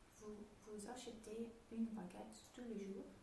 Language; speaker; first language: French; non-native, learner; Dutch